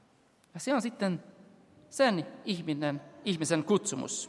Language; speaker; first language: Finnish; non-native, fluent; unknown